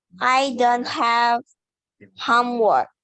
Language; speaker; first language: English; non-native, learner; Indonesian